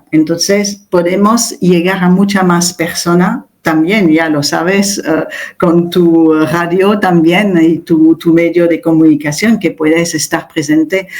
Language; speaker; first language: Spanish; non-native, fluent; French